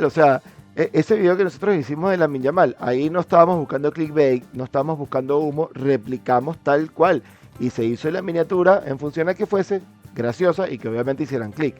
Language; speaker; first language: Spanish; native; Spanish